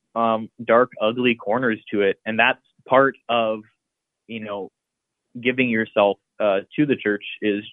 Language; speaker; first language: English; native; English